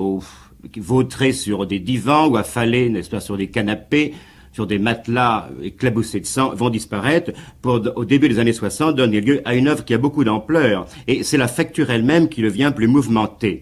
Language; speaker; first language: French; native; French